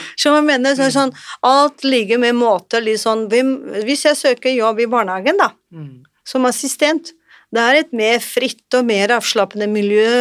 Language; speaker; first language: Norwegian; non-native, fluent; Portuguese